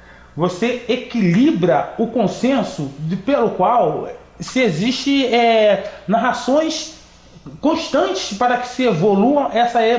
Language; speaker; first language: Portuguese; native; Portuguese